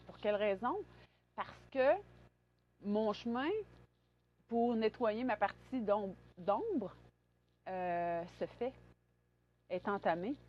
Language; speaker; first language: French; native; French